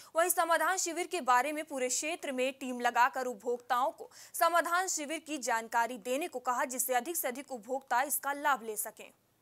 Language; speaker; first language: Hindi; native; Hindi